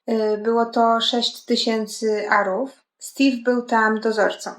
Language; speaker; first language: Polish; native; Polish